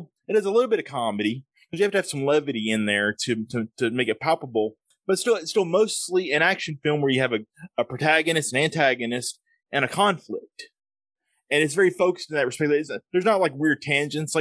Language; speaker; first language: English; native; English